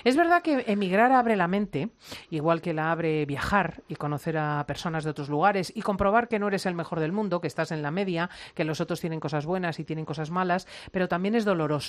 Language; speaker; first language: Spanish; native; Spanish